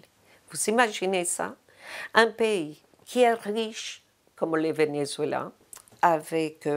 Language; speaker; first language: French; non-native, fluent; Spanish